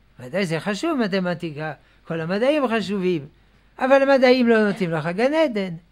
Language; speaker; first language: Hebrew; non-native, fluent; French